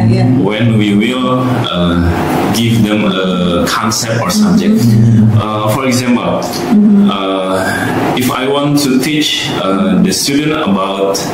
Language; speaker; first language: English; non-native, learner; Indonesian